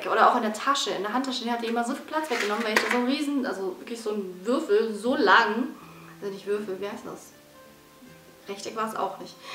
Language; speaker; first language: German; native; German